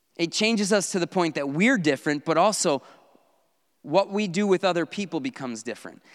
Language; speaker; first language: English; native; English